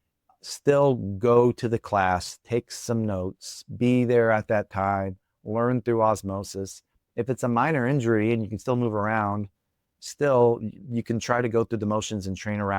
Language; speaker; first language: English; native; English